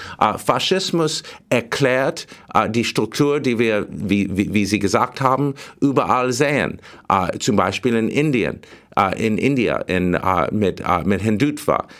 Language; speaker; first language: German; non-native, learner; English